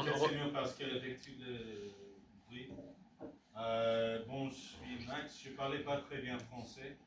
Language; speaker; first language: French; non-native, learner; English